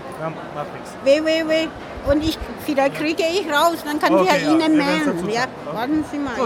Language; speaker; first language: German; non-native, learner; Min Nan Chinese